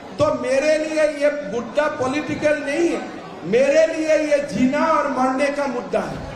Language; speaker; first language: Hindi; non-native, local second language; Assamese